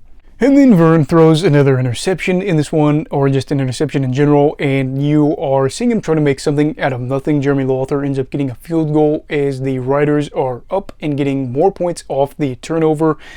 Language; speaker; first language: English; native; English